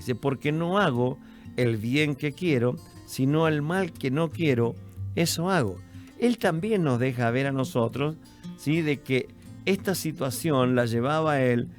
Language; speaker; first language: Spanish; native; Spanish